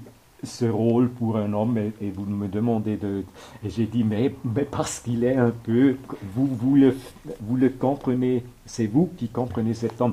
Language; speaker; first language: French; non-native, local second language; German